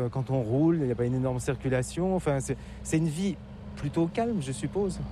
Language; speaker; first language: French; native; French